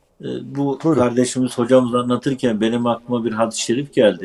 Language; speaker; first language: Turkish; native; Turkish